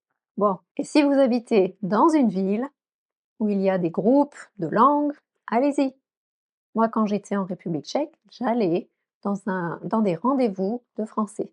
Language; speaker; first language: French; native; French